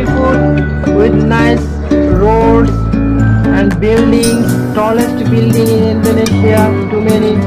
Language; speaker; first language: English; non-native, learner; Bangla